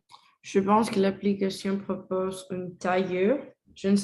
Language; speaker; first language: French; non-native, learner; Spanish